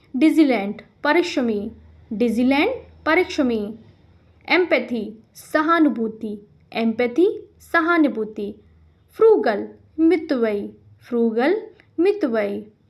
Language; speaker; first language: Hindi; native; Hindi